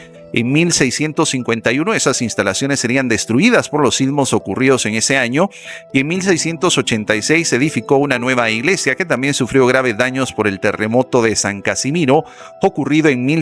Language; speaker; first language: Spanish; native; Spanish